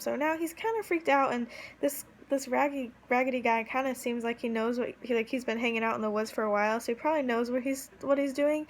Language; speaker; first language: English; native; English